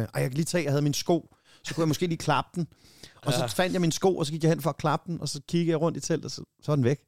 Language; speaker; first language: Danish; native; Danish